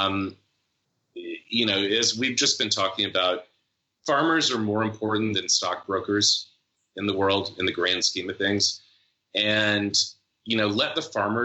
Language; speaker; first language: English; native; English